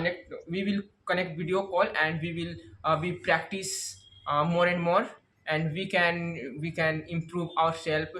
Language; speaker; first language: English; non-native, learner; Hindi